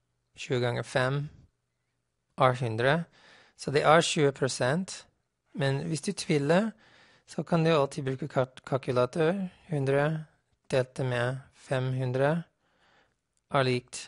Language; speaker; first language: Norwegian; non-native, fluent; English